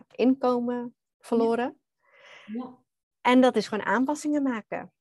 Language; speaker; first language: Dutch; non-native, fluent; English